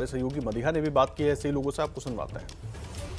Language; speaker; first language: Hindi; native; Hindi